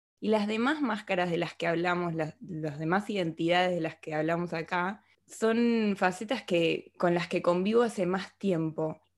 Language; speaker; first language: Spanish; native; Spanish